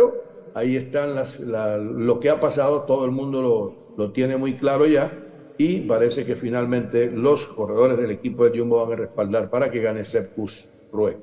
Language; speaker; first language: Spanish; native; Spanish